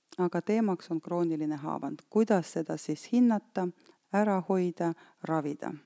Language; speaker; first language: Estonian; non-native, local second language; Russian